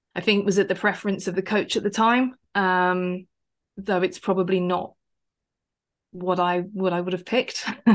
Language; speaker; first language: English; native; English